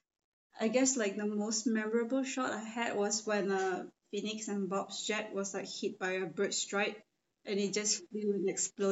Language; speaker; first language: English; non-native, local second language; Chinese